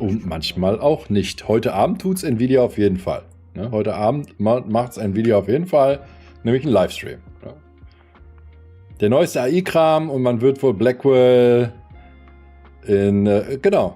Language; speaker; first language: German; native; German